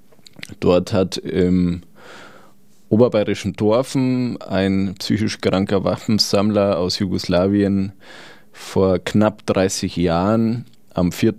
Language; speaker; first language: German; native; German